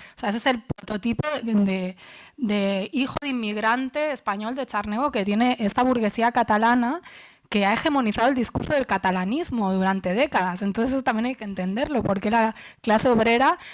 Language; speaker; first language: Spanish; non-native, local second language; Catalan